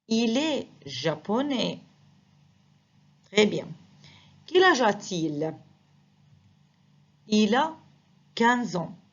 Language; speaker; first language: French; non-native, fluent; Arabic